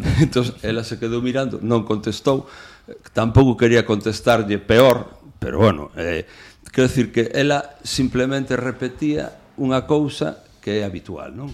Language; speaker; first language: Galician; non-native, local second language; Spanish